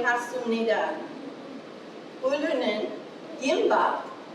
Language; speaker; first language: Korean; non-native, learner; English